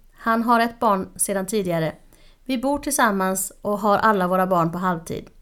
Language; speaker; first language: Swedish; native; Swedish